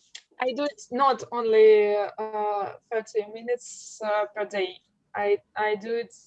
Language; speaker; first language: English; non-native, learner; Russian